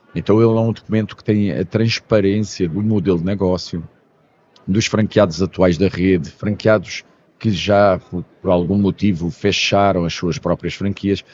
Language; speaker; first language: Portuguese; native; Portuguese